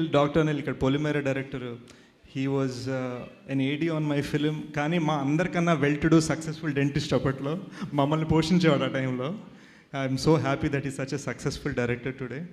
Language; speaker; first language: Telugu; early bilingual, heritage; Telugu